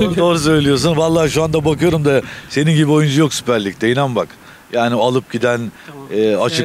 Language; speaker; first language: Turkish; native; Turkish